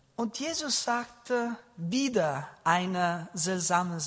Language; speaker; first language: German; non-native, learner; Italian